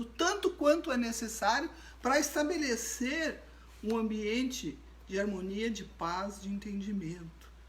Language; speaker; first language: Portuguese; native; Portuguese